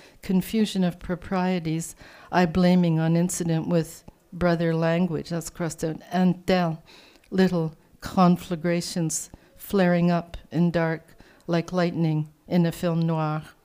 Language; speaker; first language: English; native; English